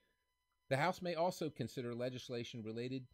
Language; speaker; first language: English; native; English